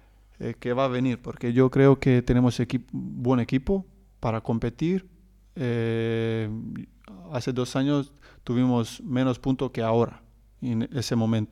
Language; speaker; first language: Spanish; non-native, learner; Croatian